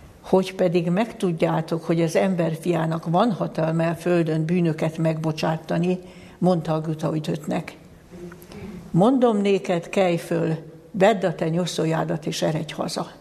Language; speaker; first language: Hungarian; native; Hungarian